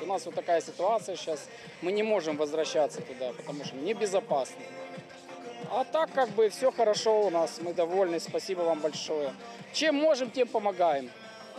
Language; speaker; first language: Russian; native; Russian